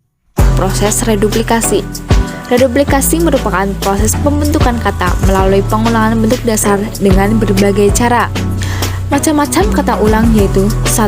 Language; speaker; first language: Indonesian; native; Indonesian